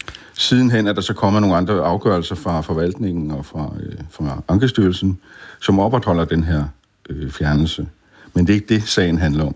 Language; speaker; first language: Danish; native; Danish